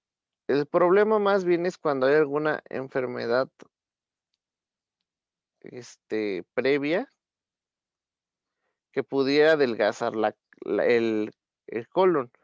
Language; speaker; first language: Spanish; native; Spanish